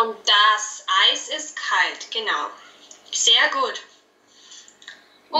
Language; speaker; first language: German; native; German